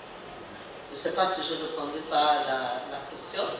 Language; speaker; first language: French; non-native, learner; Portuguese